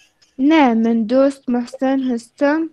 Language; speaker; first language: Persian; non-native, learner; Arabic